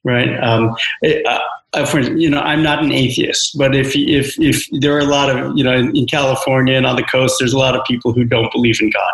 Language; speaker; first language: English; native; English